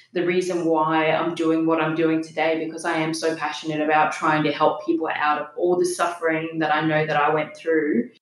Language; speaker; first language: English; non-native, fluent; Danish